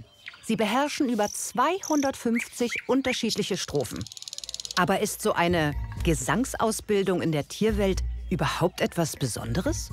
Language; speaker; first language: German; native; German